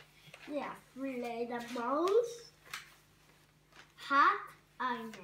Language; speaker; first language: German; non-native, learner; Hungarian